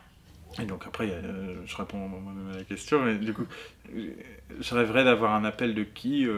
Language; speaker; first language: French; native; French